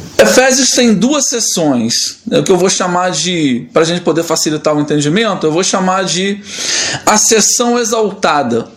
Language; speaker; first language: Portuguese; native; Portuguese